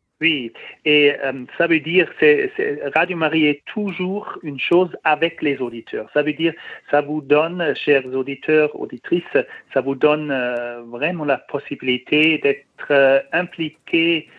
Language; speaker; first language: French; non-native, learner; German